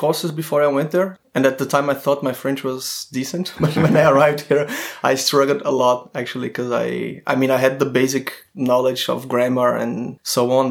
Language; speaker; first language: English; non-native, fluent; Portuguese